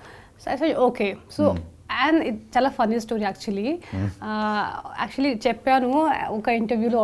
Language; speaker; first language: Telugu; non-native, local second language; Hindi